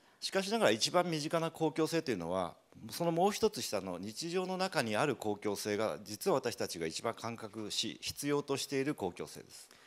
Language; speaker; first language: Japanese; native; Japanese